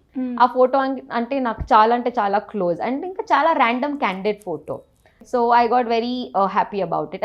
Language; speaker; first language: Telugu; non-native, local second language; Gujarati